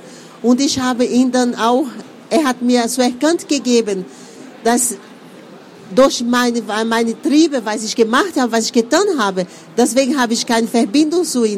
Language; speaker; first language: German; non-native, fluent; Portuguese